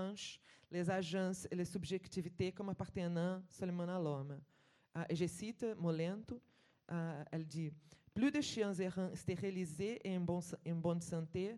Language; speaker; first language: French; non-native, fluent; Portuguese